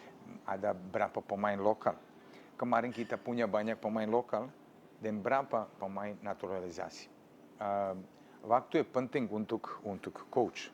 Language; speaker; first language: Indonesian; non-native, fluent; Serbian